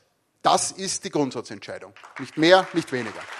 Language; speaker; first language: German; native; German